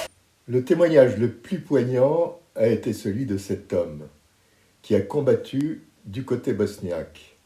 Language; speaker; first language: French; native; French